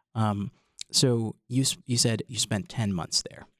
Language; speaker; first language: English; non-native, fluent; Arabic